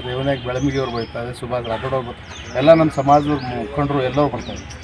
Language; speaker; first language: Kannada; non-native, local second language; Lambadi